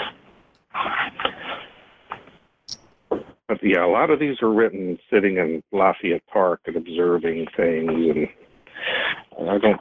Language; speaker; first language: English; native; English